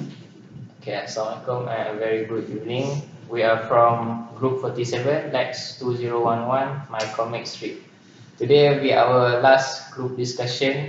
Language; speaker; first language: English; non-native, local second language; Malay